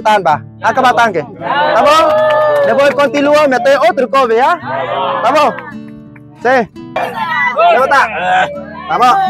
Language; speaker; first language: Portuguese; non-native, learner; Vietnamese